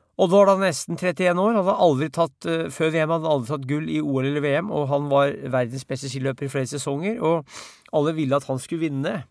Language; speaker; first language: Norwegian; native; Norwegian